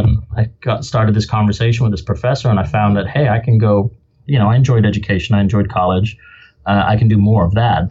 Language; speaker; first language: English; native; English